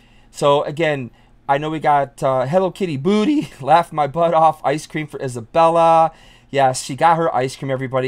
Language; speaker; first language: English; native; English